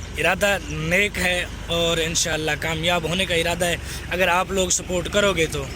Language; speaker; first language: Urdu; non-native, local second language; Saraiki